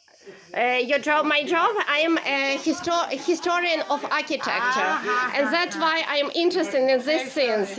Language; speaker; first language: English; non-native, learner; Ukrainian